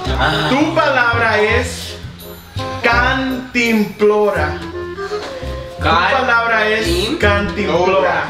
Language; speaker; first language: Spanish; early bilingual, heritage; Spanish